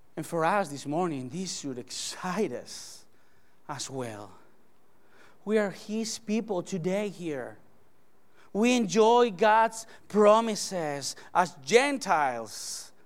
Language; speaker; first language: English; non-native, fluent; Spanish